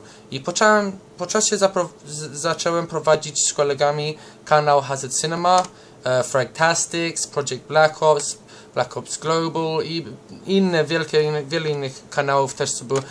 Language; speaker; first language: Polish; early bilingual, heritage; English